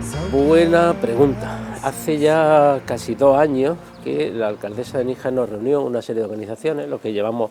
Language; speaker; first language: Spanish; native; Spanish